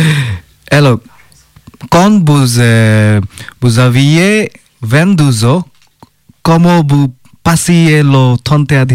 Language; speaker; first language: French; non-native, learner; Bangla